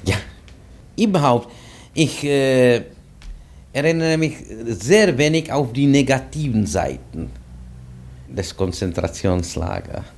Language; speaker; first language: German; non-native, fluent; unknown